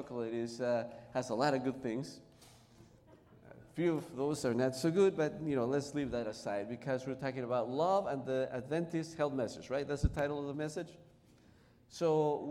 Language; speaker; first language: English; non-native, fluent; Spanish